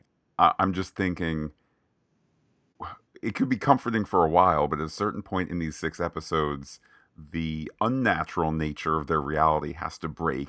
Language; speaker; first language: English; native; English